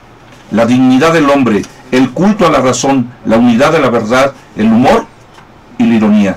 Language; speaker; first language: Spanish; native; Spanish